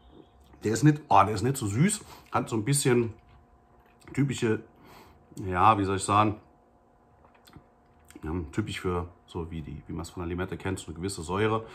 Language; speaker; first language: German; native; German